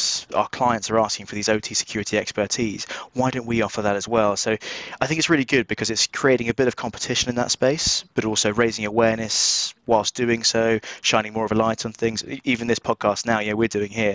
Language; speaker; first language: English; native; English